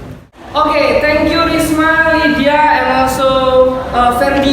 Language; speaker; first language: English; non-native, fluent; Indonesian